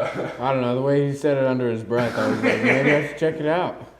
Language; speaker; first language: English; native; English